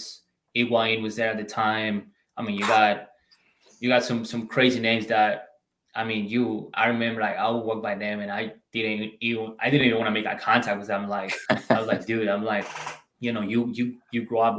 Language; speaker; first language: English; non-native, fluent; Spanish